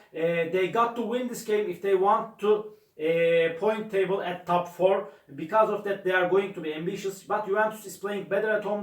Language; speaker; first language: English; non-native, learner; Turkish